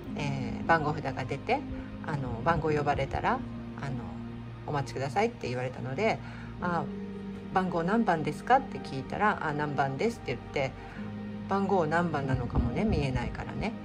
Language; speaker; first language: Japanese; native; Japanese